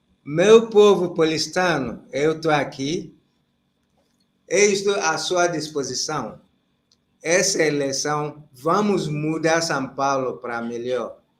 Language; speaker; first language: Portuguese; non-native, fluent; Igbo